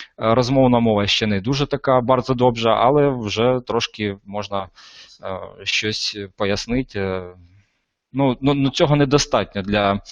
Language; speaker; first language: Ukrainian; non-native, local second language; Russian